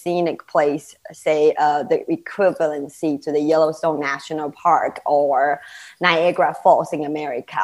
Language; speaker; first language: English; non-native, fluent; Chinese